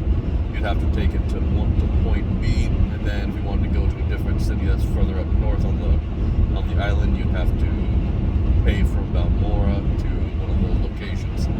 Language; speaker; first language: English; native; English